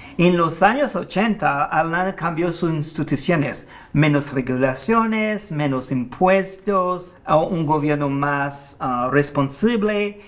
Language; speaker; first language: Spanish; non-native, fluent; French